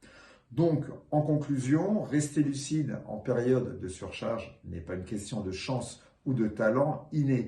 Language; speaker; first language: French; native; French